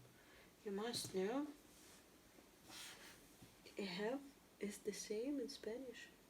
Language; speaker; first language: English; non-native, fluent; Russian